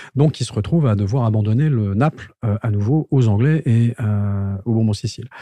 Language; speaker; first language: French; native; French